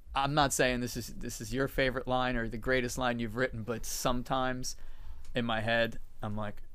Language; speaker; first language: English; native; English